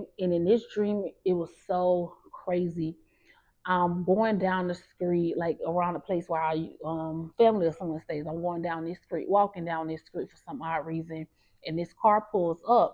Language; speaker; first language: English; native; English